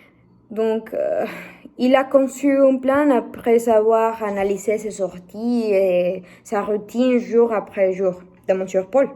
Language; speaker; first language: French; non-native, learner; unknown